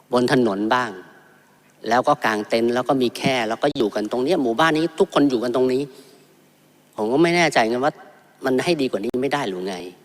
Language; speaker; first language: Thai; native; Thai